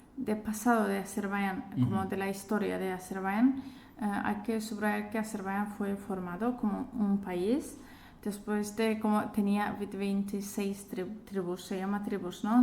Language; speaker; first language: Spanish; non-native, fluent; Azerbaijani